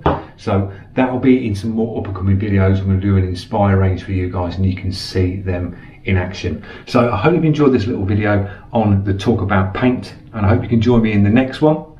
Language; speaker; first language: English; native; English